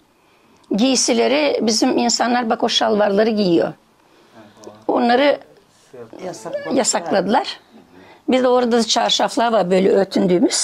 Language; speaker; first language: Turkish; early bilingual, heritage; Turkish